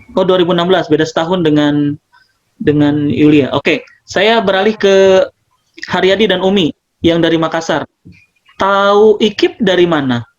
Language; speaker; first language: Indonesian; native; Indonesian